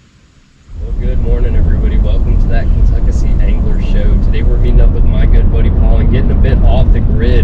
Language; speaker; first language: English; native; English